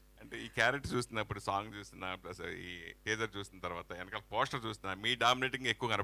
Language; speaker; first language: Telugu; native; Telugu